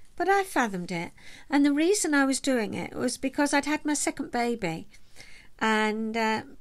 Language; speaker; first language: English; native; English